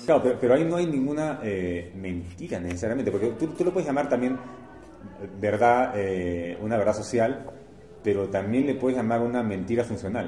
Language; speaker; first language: Spanish; native; Spanish